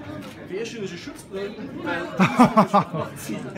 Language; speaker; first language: German; non-native, local second language; Luxembourgish